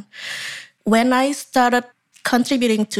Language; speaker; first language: English; non-native, fluent; Indonesian